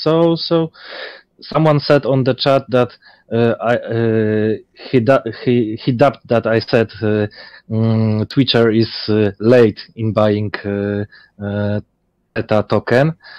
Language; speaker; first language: English; non-native, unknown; Polish